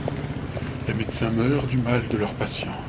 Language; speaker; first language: French; native; French